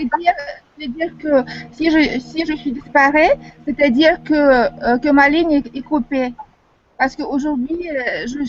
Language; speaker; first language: French; non-native, fluent; Russian